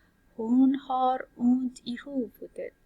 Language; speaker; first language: Swedish; non-native, fluent; Persian